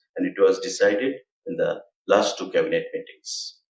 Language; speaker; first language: English; non-native, local second language; Bangla